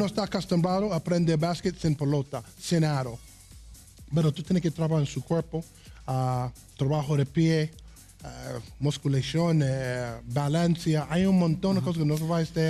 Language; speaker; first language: Spanish; non-native, learner; English